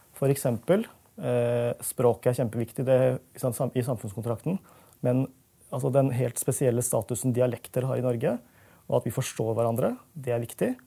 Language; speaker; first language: Norwegian; early bilingual, other home language; Urdu